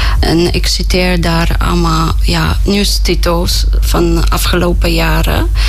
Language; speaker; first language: Dutch; non-native, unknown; Polish